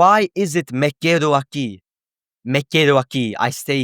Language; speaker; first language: Spanish; non-native, fluent; English